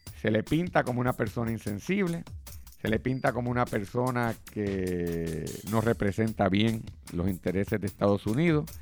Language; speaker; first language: Spanish; native; Spanish